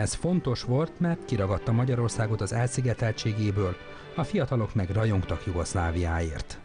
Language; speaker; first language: Hungarian; native; Hungarian